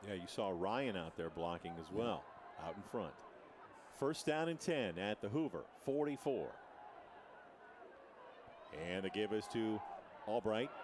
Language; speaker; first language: English; native; English